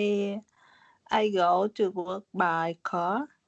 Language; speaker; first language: English; non-native, learner; Vietnamese